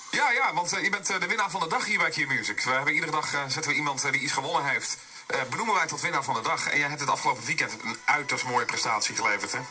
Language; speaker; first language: Dutch; native; Dutch